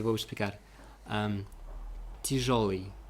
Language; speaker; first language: Portuguese; non-native, fluent; Russian